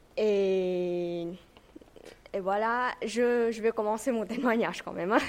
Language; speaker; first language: French; non-native, fluent; Vietnamese